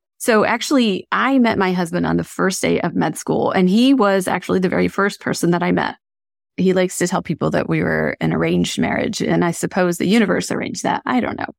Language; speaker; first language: English; early bilingual, other home language; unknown